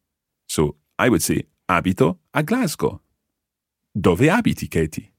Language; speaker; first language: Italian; non-native, fluent; English